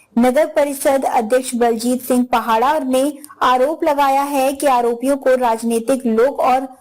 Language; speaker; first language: Hindi; non-native, local second language; Punjabi